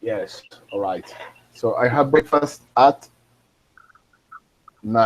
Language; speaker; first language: English; non-native, fluent; Spanish